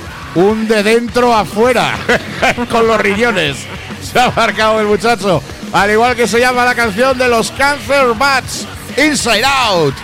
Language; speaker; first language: Spanish; native; Spanish